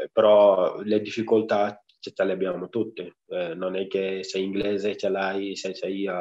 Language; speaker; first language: Italian; non-native, fluent; Wolof